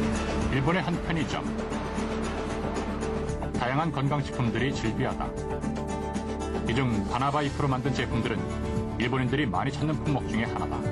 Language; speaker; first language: Korean; native; Korean